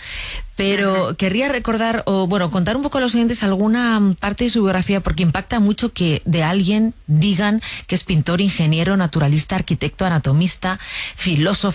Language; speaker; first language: Spanish; native; Spanish